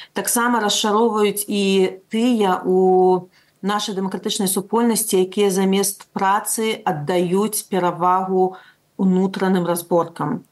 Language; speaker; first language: Belarusian; non-native, local second language; Russian